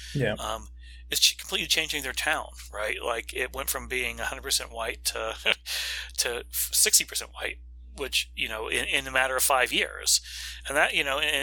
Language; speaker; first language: English; native; English